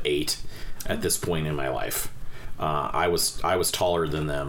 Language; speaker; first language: English; native; English